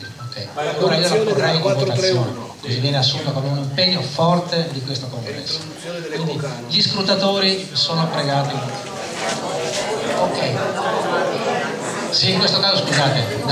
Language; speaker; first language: Italian; native; Italian